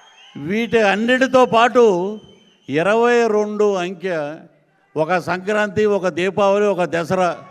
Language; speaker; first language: Telugu; native; Telugu